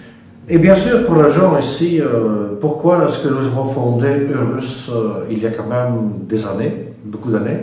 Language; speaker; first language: French; non-native, local second language; Dutch